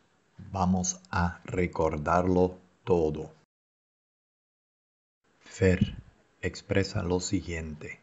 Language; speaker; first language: Spanish; non-native, fluent; Dutch